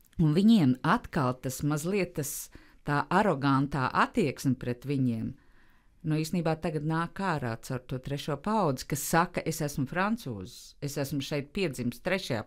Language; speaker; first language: Latvian; native; Latvian